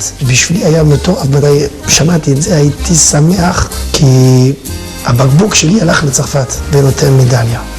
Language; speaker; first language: Hebrew; non-native, learner; French